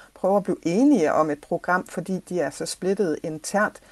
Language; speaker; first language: Danish; non-native, fluent; English